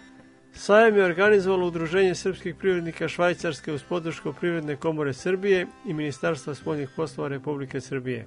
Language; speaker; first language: Serbian; native; Serbian